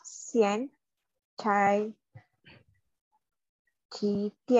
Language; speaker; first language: Chinese; non-native, learner; Malay